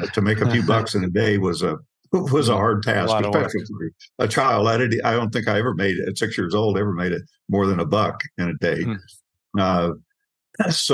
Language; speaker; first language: English; native; English